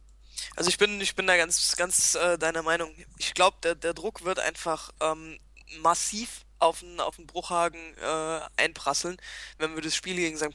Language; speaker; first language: German; native; German